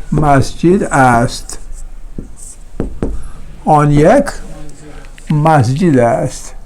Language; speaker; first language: Persian; non-native, fluent; Urdu